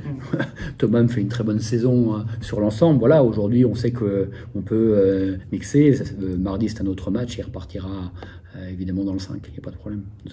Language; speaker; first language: French; native; French